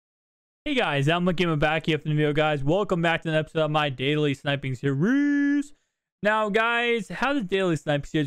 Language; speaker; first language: English; native; English